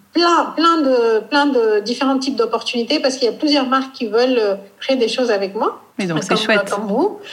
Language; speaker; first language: French; non-native, fluent; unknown